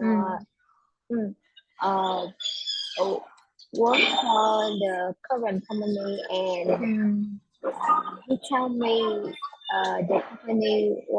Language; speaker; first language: English; non-native, learner; Vietnamese